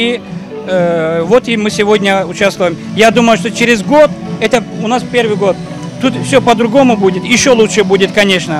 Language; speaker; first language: Russian; non-native, local second language; Azerbaijani